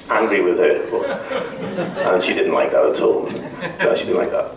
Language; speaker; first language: English; native; English